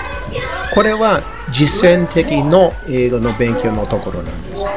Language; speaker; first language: Japanese; non-native, fluent; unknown